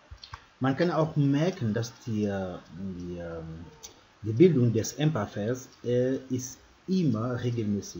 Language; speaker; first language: German; non-native, fluent; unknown